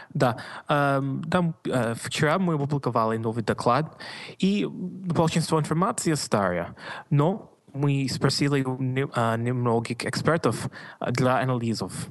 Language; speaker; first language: Russian; non-native, learner; English